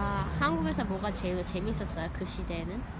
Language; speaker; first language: Korean; early bilingual, heritage; English